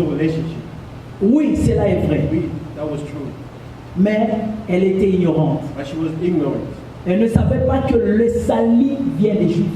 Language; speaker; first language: French; non-native, local second language; Lingala